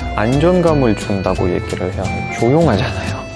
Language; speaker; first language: Korean; non-native, fluent; Russian